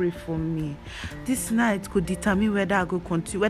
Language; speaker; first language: English; non-native, local second language; Yoruba